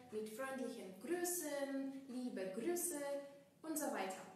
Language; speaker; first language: German; non-native, fluent; Bulgarian